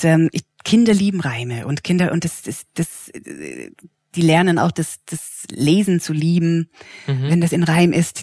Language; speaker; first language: German; non-native, fluent; English